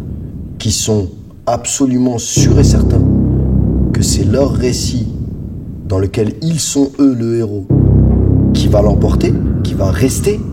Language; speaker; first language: French; native; French